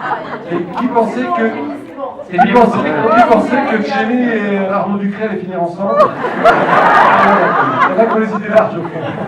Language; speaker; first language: French; native; French